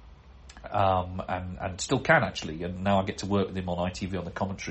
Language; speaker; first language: English; native; English